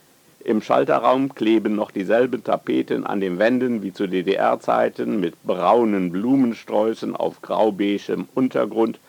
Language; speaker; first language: German; native; German